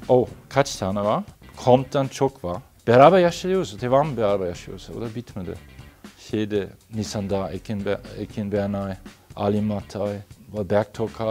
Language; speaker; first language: Turkish; non-native, fluent; German